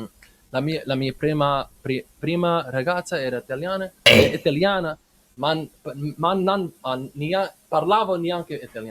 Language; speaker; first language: Italian; non-native, learner; English